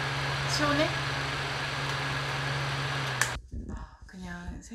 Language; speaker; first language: Korean; native; Korean